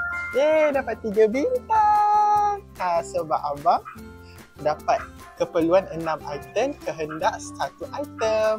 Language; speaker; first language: Malay; native; Malay